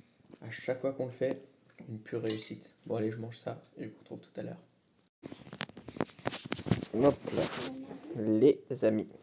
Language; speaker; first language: French; native; French